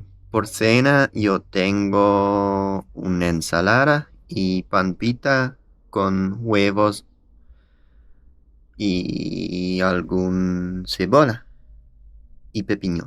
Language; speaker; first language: Spanish; non-native, learner; Dutch